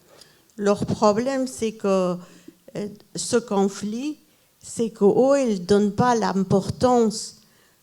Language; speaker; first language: French; non-native, fluent; Persian